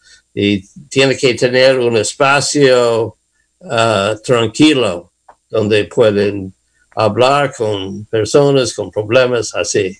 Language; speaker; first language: Spanish; non-native, learner; English